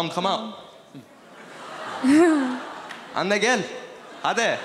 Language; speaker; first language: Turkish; early bilingual, heritage; English